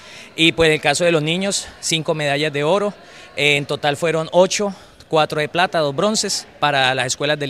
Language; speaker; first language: Spanish; native; Spanish